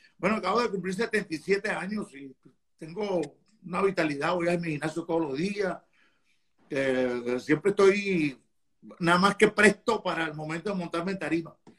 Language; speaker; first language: Spanish; native; Spanish